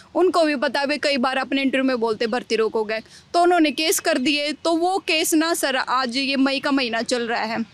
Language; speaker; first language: Hindi; native; Hindi